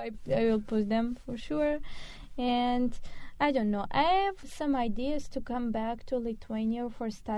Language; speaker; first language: English; non-native, learner; Armenian